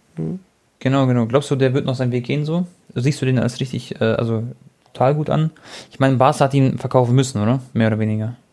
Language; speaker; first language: German; early bilingual, other home language; Croatian